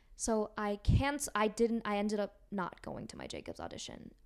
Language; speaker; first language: English; non-native, fluent; Korean